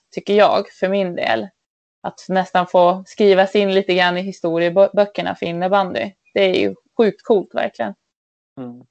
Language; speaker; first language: Swedish; native; Swedish